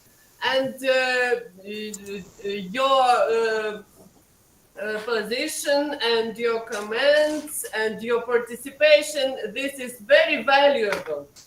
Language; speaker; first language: English; non-native, fluent; Ukrainian